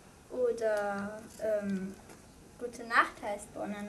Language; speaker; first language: German; early bilingual, other home language; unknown